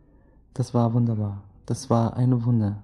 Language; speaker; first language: German; non-native, learner; Arabic